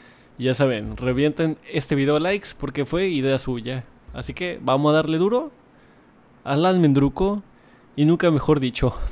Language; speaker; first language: Spanish; native; Spanish